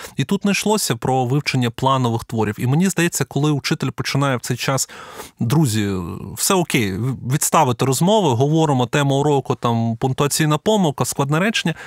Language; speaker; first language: Ukrainian; non-native, local second language; Russian